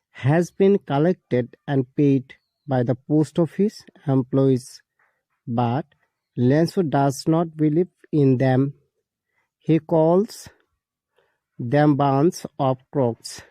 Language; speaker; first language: English; non-native, local second language; Assamese